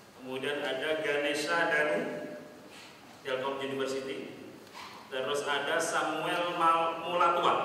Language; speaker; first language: Indonesian; native; Indonesian